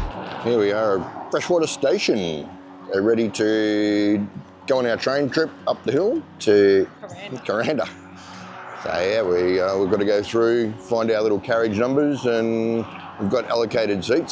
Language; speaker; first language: English; native; English